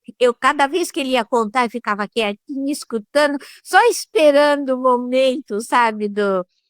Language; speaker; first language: Portuguese; early bilingual, other home language; Italian